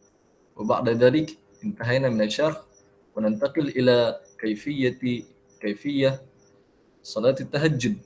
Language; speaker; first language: Arabic; non-native, fluent; Malay